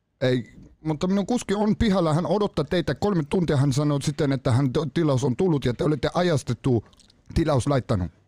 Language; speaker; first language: Finnish; native; Finnish